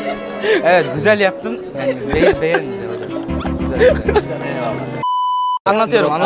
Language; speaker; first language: Turkish; non-native, learner; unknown